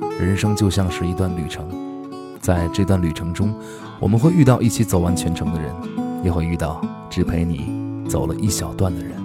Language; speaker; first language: Chinese; native; Chinese